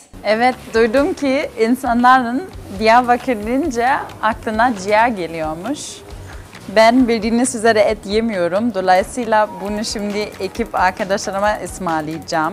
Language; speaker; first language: Turkish; non-native, fluent; German